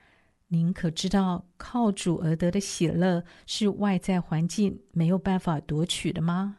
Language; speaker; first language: Chinese; native; Chinese